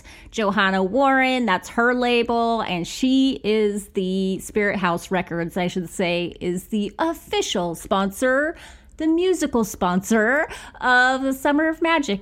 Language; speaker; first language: English; native; English